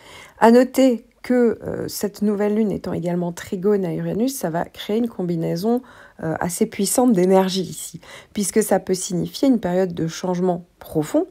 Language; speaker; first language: French; native; French